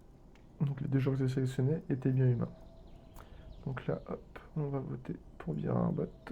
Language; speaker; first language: French; native; French